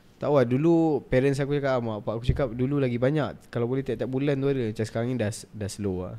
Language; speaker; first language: Malay; native; Malay